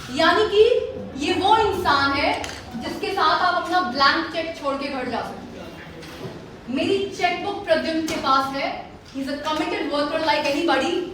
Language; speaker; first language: Hindi; native; Hindi